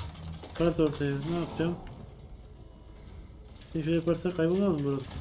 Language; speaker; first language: Turkish; native; Turkish